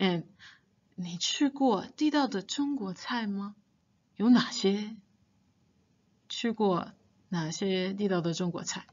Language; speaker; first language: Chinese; non-native, fluent; English